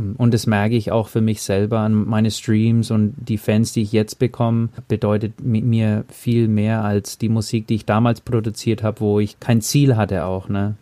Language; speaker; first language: German; early bilingual, heritage; German